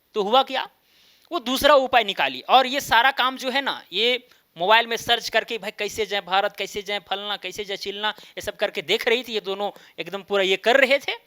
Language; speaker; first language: Hindi; native; Hindi